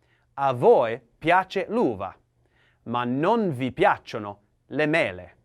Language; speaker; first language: Italian; non-native, learner; English